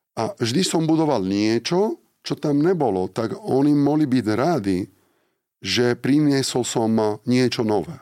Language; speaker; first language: Slovak; non-native, fluent; Italian